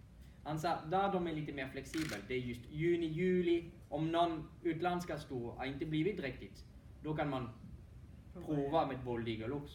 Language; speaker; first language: Swedish; non-native, fluent; French